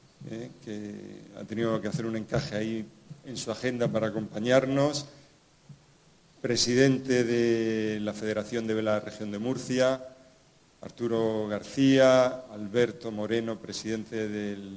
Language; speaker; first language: Spanish; native; Spanish